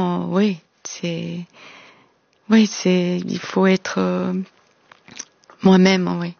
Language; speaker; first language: French; non-native, fluent; Korean